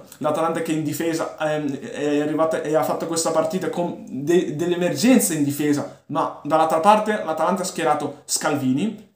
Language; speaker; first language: Italian; early bilingual, other home language; Arabic